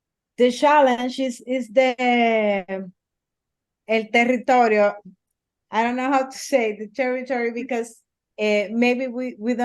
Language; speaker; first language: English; non-native, learner; Spanish